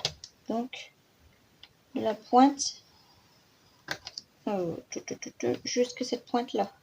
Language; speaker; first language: French; native; French